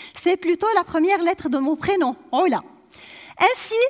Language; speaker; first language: French; non-native, local second language; Arabic